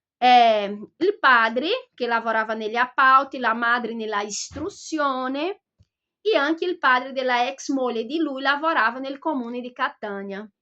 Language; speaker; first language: Italian; non-native, fluent; Portuguese